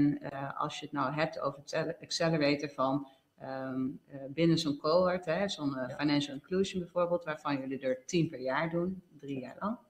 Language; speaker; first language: Dutch; native; Dutch